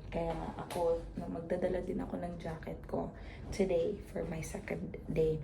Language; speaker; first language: Filipino; non-native, local second language; Cebuano